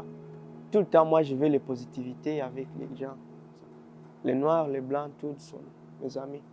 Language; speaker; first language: French; early bilingual, other home language; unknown